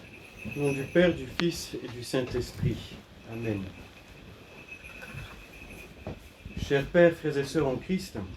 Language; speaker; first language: French; native; French